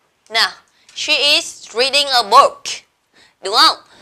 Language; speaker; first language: English; non-native, fluent; Vietnamese